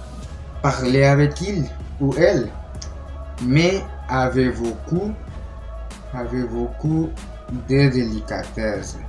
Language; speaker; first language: French; non-native, learner; Spanish